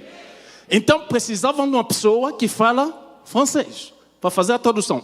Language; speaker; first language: Portuguese; non-native, fluent; French